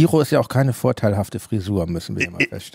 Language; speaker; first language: German; native; German